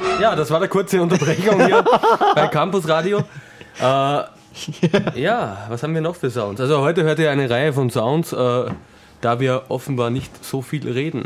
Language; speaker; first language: German; native; German